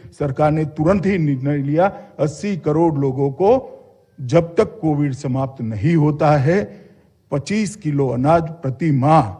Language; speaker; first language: Hindi; non-native, local second language; Gujarati